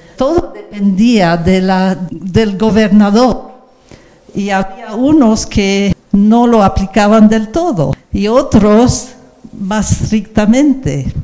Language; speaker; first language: Spanish; non-native, fluent; English